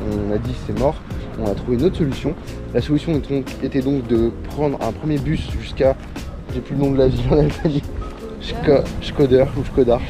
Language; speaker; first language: French; native; French